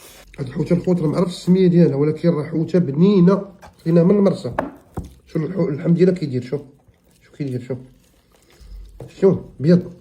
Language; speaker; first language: Arabic; native; Arabic